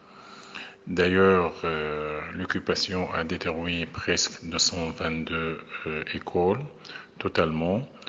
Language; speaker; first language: French; non-native, fluent; Arabic